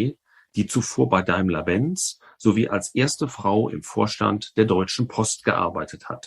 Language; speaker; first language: German; native; German